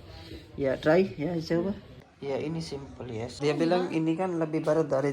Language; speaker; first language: Indonesian; non-native, learner; Urdu